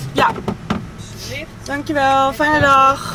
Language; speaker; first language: Dutch; native; Dutch